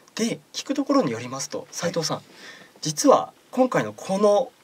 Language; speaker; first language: Japanese; native; Japanese